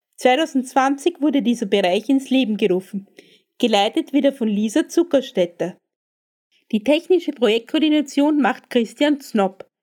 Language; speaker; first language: German; native; German